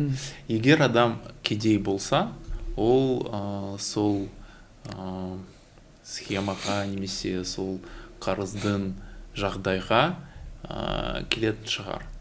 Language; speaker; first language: Kazakh; non-native, learner; Russian